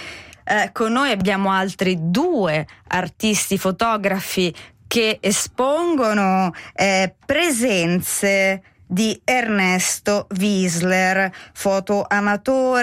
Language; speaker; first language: Italian; native; Italian